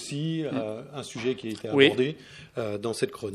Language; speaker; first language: French; native; French